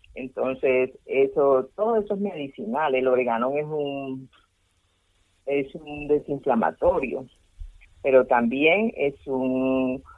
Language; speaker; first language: Spanish; native; Spanish